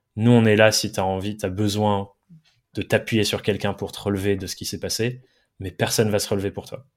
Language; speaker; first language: French; early bilingual, other home language; English